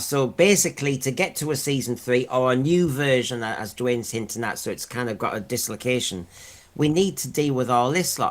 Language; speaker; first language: English; native; English